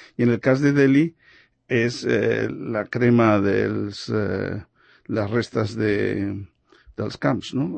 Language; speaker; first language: Catalan; non-native, local second language; Spanish